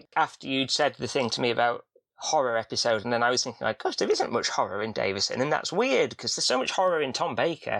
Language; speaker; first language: English; native; English